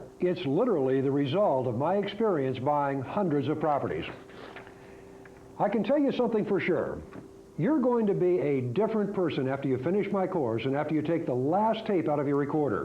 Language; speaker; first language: English; native; English